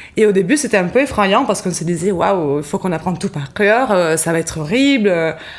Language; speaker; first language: French; non-native, fluent; Italian